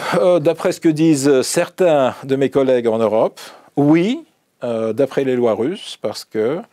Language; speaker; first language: French; non-native, fluent; Russian